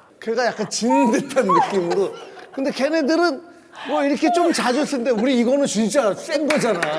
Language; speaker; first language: Korean; native; Korean